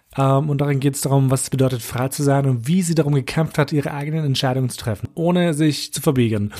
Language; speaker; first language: German; early bilingual, other home language; Albanian